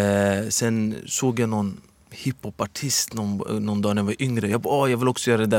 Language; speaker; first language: Swedish; early bilingual, other home language; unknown